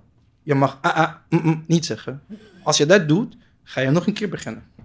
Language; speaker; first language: Dutch; non-native, learner; Arabic